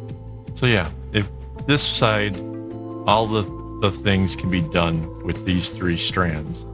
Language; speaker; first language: English; native; English